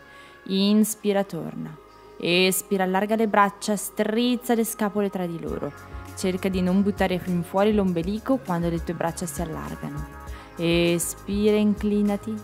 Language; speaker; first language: Italian; native; Italian